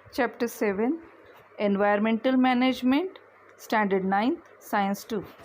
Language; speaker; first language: English; non-native, local second language; Marathi